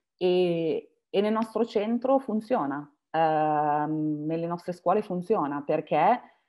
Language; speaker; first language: Italian; native; Italian